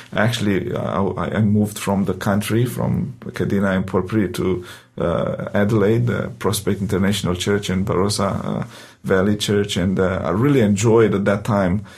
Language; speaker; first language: English; non-native, fluent; Romanian